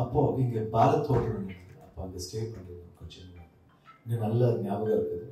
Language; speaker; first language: Tamil; non-native, learner; Kannada